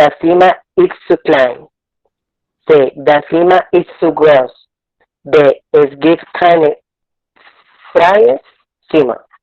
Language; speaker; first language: German; non-native, learner; Spanish